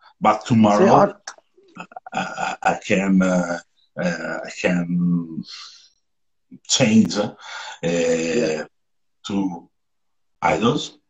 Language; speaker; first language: English; non-native, learner; Italian